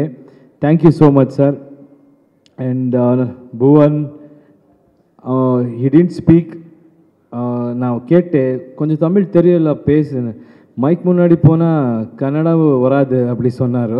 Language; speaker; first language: Tamil; non-native, learner; Kannada